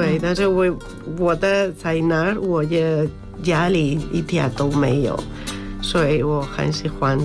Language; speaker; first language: Chinese; non-native, learner; Spanish